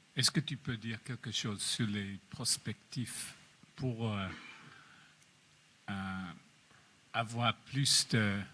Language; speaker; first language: French; non-native, fluent; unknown